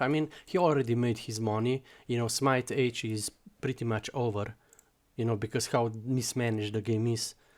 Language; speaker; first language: English; non-native, fluent; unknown